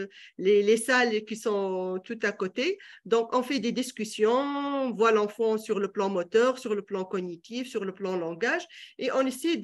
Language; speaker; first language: French; non-native, local second language; Arabic